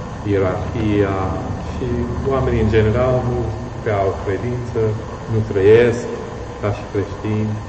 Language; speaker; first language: Romanian; non-native, fluent; English